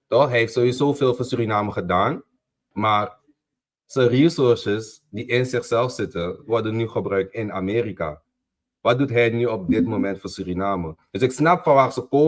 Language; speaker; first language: Dutch; native; Dutch